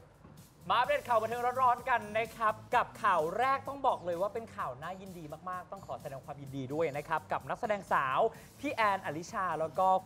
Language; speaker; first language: Thai; native; Thai